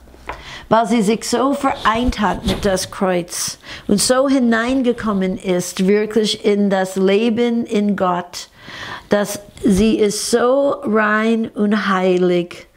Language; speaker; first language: German; non-native, fluent; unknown